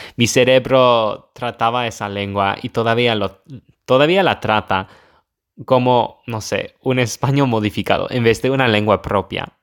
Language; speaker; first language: Spanish; non-native, fluent; English